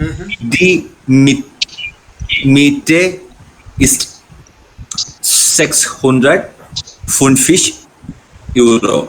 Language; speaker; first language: German; non-native, learner; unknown